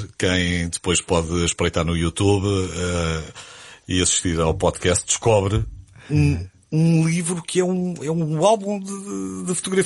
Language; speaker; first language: Portuguese; native; Portuguese